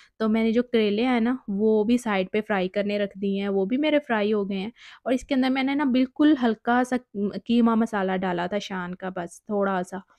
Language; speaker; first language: Urdu; native; Urdu